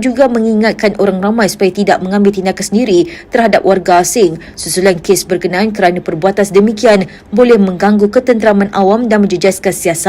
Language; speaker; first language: Malay; native; Malay